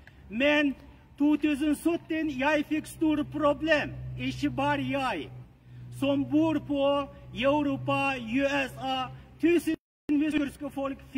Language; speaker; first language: Norwegian; non-native, learner; Uyghur